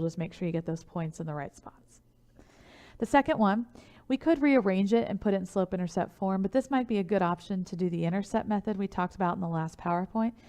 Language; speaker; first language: English; native; English